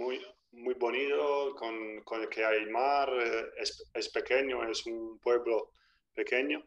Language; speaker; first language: Spanish; non-native, fluent; Italian